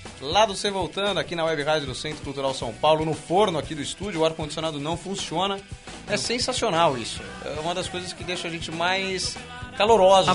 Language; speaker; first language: Portuguese; native; Portuguese